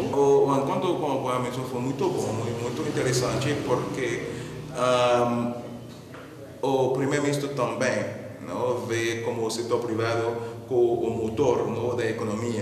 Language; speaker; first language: Portuguese; non-native, fluent; Spanish